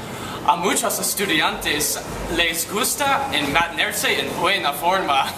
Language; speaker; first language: Spanish; non-native, learner; English